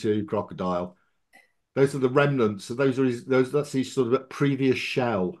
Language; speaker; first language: English; native; English